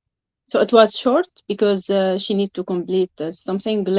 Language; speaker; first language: English; non-native, learner; Arabic